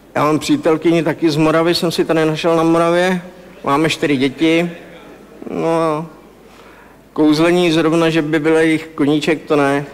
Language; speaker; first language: Czech; native; Czech